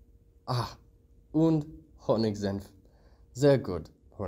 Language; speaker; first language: German; non-native, learner; English